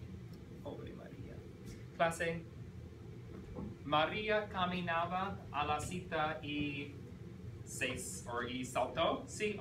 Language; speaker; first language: Spanish; non-native, fluent; English